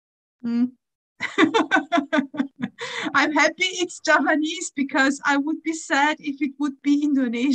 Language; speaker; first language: English; non-native, fluent; German